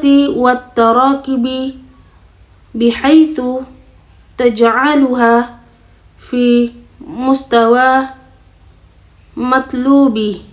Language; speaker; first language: Arabic; non-native, learner; Indonesian